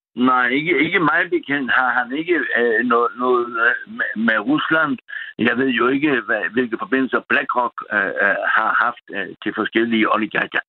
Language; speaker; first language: Danish; non-native, local second language; German